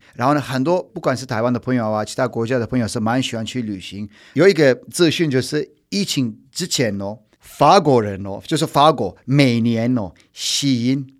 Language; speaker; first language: Chinese; non-native, fluent; Turkish